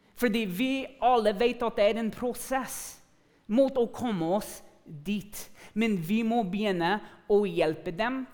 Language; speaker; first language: Norwegian; non-native, fluent; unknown